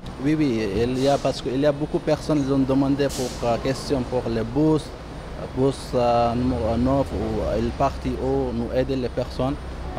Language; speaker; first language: French; non-native, learner; Somali